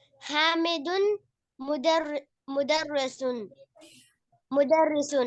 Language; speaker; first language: Arabic; non-native, learner; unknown